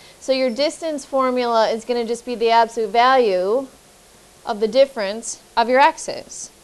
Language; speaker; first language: English; native; English